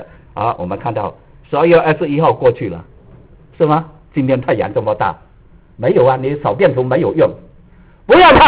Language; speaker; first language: Chinese; native; Chinese